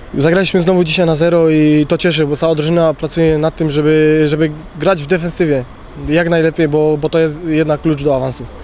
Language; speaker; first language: Polish; native; Polish